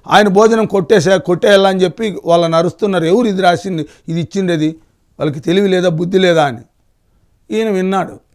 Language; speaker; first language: Telugu; native; Telugu